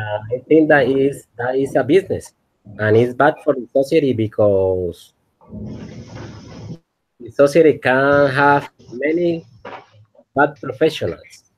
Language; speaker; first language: English; non-native, learner; Spanish